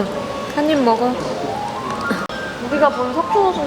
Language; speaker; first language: Korean; native; Korean